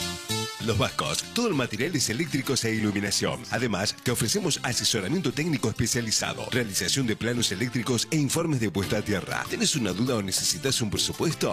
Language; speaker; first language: Spanish; native; Spanish